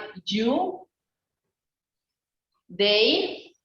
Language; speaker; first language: English; non-native, learner; Spanish